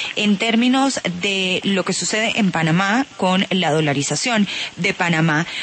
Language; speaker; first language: Spanish; native; Spanish